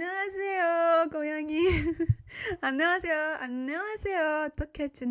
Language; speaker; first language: Korean; non-native, learner; English